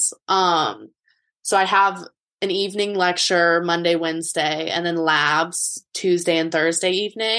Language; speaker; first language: English; native; English